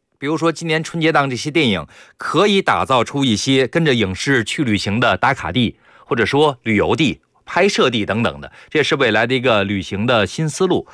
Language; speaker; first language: Chinese; native; Chinese